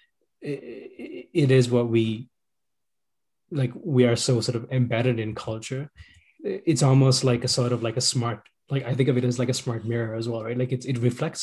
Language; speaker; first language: English; non-native, local second language; Sinhala